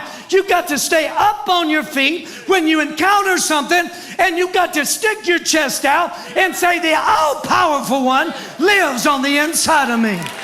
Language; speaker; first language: English; native; English